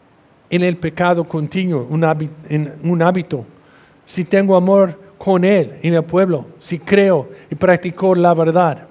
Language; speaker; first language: Spanish; non-native, fluent; English